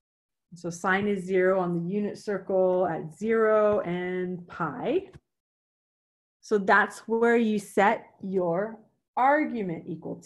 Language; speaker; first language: English; native; English